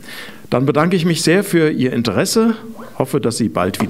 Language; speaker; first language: German; native; German